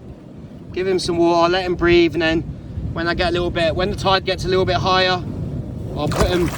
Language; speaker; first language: English; native; English